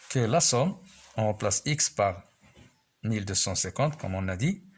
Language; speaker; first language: French; non-native, local second language; Arabic